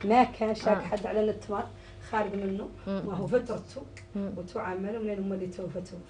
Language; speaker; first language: Arabic; native; Arabic